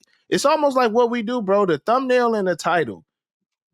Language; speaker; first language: English; native; English